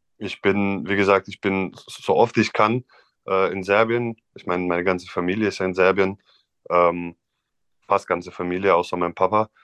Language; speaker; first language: German; non-native, fluent; Serbian